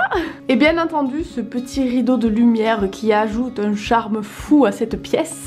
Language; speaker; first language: French; native; French